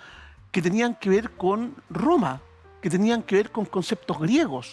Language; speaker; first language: Spanish; native; Spanish